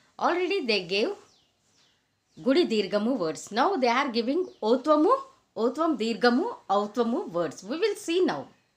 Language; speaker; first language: English; non-native, local second language; Telugu